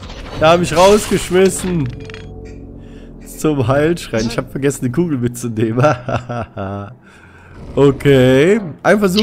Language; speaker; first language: German; native; German